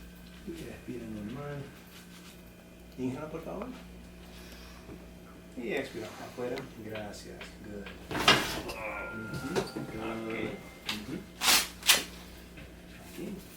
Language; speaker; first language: Spanish; early bilingual, heritage; English